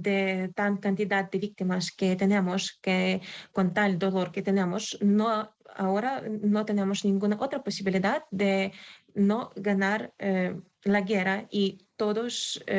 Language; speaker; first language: Spanish; non-native, learner; Ukrainian